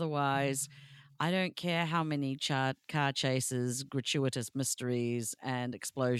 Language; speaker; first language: English; native; English